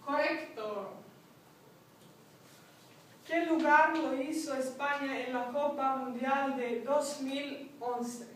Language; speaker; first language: Spanish; non-native, learner; Swedish